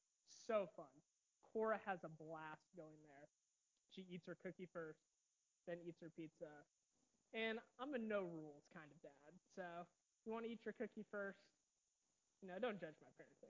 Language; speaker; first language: English; native; English